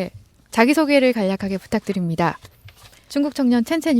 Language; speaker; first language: Korean; native; Korean